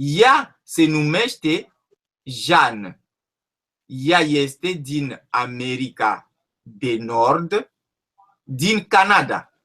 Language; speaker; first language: Romanian; non-native, learner; French